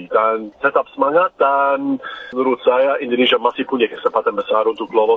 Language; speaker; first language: Indonesian; non-native, fluent; English